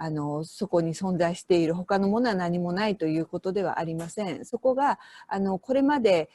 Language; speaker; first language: Japanese; native; Japanese